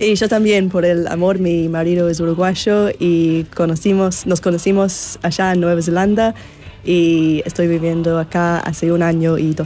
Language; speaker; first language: Spanish; non-native, learner; English